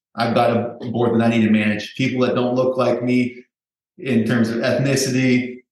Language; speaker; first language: English; native; English